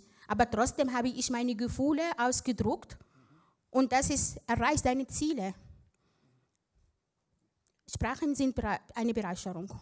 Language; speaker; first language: German; non-native, fluent; Arabic